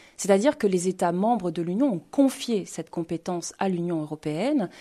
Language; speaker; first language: French; native; French